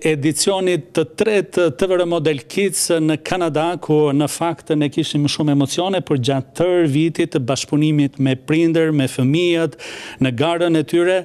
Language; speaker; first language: Albanian; native; Albanian